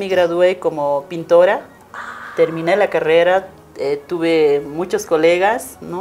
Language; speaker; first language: Spanish; non-native, local second language; Aymara